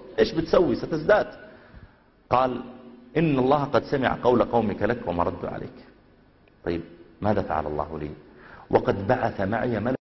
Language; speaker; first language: Arabic; native; Arabic